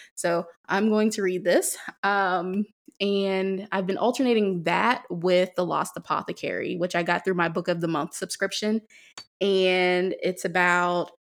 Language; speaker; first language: English; native; English